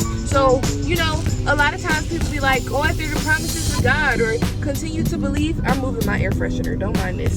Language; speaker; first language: English; native; English